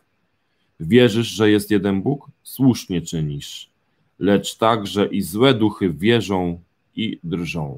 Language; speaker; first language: Polish; native; Polish